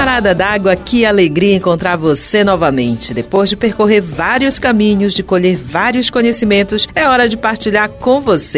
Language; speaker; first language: Portuguese; native; Portuguese